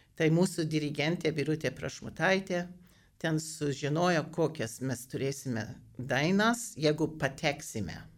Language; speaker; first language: Lithuanian; early bilingual, heritage; Lithuanian